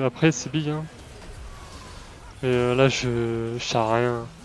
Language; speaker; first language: French; native; French